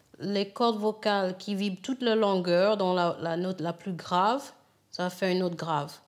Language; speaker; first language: French; non-native, fluent; English